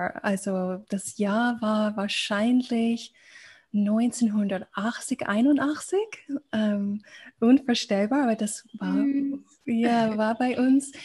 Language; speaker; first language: German; non-native, fluent; English